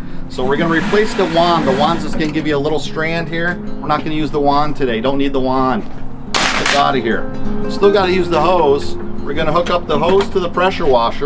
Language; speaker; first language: English; native; English